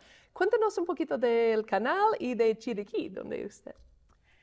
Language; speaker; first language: Spanish; non-native, fluent; English